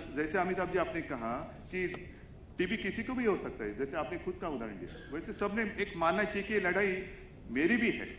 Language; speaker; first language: Hindi; non-native, local second language; Marathi